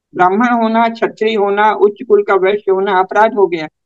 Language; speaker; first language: Hindi; native; Hindi